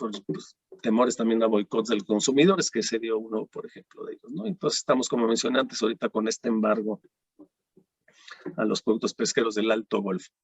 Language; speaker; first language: Spanish; native; Spanish